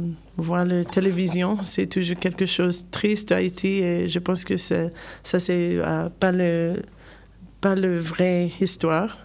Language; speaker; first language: French; non-native, learner; English